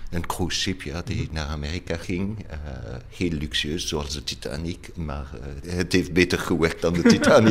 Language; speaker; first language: Dutch; non-native, learner; French